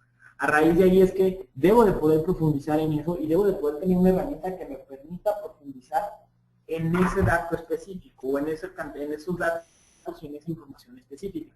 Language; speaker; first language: Spanish; native; Spanish